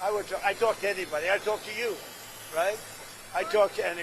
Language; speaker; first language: English; native; English